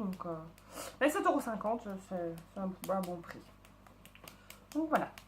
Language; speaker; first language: French; native; French